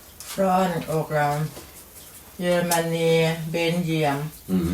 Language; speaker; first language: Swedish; non-native, learner; Thai